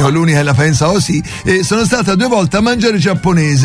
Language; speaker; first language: Italian; native; Italian